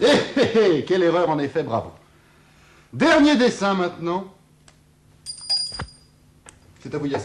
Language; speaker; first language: French; native; French